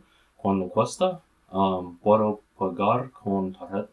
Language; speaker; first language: Spanish; non-native, learner; English